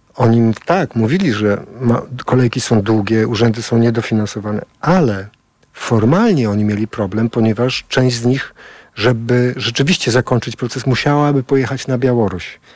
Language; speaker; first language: Polish; native; Polish